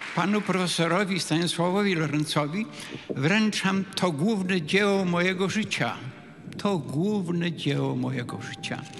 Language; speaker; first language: Polish; non-native, local second language; Kashubian